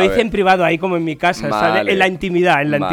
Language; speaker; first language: Spanish; native; Spanish